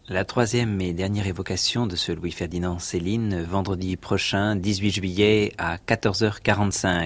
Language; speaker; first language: French; native; French